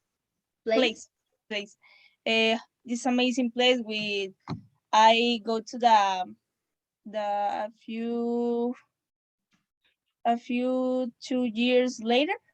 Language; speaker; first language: English; non-native, learner; Spanish